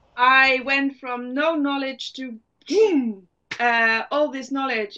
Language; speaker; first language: English; non-native, fluent; Dutch